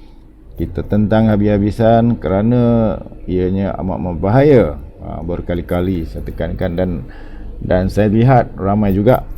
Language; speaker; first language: Malay; native; Malay